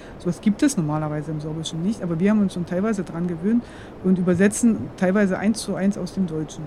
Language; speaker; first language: German; non-native, local second language; Upper Sorbian